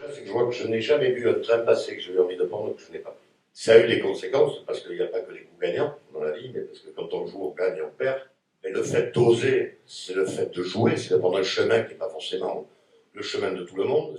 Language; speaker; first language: French; native; French